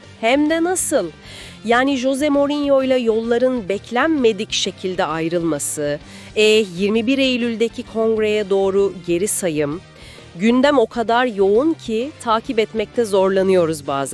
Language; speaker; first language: Turkish; native; Turkish